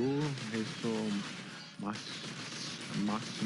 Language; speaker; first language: Korean; non-native, learner; English